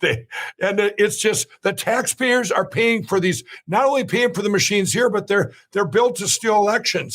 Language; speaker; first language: English; native; English